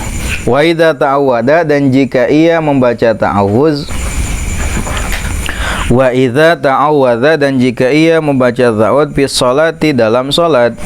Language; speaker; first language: Indonesian; non-native, local second language; Sundanese